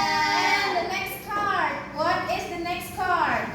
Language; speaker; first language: English; non-native, learner; Indonesian